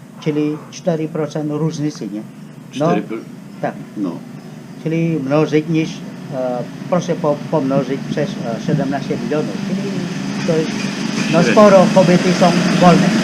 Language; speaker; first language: Polish; non-native, fluent; Khmer